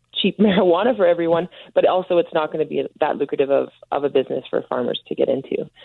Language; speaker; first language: English; native; English